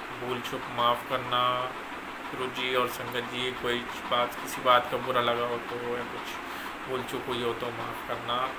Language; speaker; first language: Hindi; native; Hindi